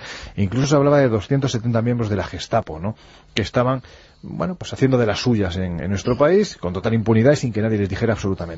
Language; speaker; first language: Spanish; native; Spanish